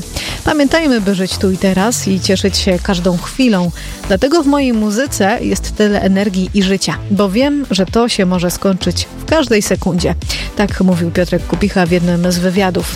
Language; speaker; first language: Polish; native; Polish